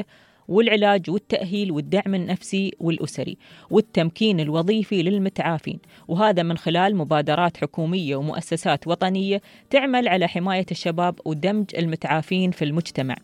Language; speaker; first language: Arabic; native; Arabic